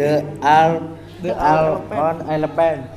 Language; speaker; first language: English; non-native, learner; Indonesian